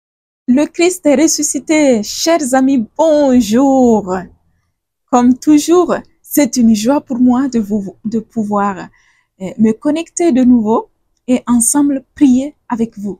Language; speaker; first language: French; non-native, fluent; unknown